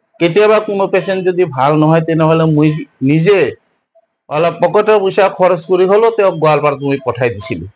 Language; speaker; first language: Assamese; non-native, local second language; Bangla